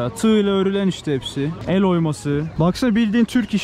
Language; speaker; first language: Turkish; native; Turkish